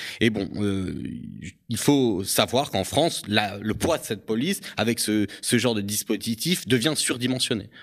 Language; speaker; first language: French; native; French